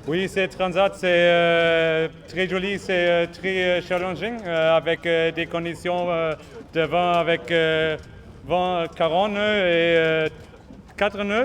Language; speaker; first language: French; non-native, learner; German